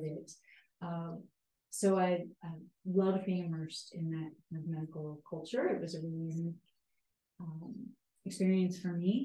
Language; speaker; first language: English; native; English